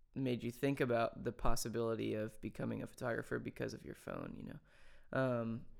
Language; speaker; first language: English; native; English